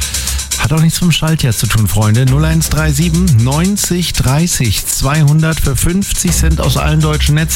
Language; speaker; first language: German; native; German